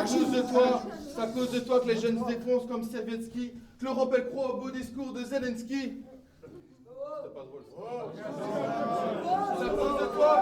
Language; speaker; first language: French; native; French